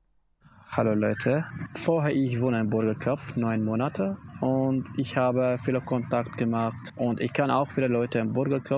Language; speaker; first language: German; non-native, learner; Arabic